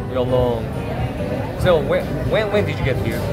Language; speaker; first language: English; non-native, learner; Korean